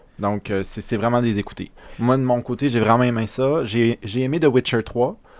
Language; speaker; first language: French; native; French